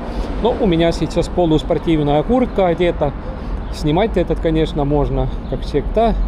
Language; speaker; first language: Russian; non-native, learner; Estonian